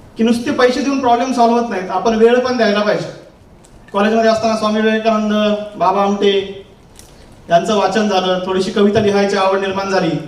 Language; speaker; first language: Marathi; native; Marathi